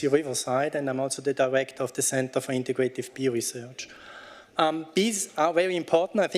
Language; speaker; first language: English; non-native, fluent; Swiss German